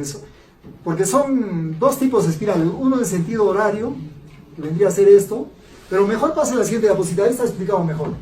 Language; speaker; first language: Spanish; native; Spanish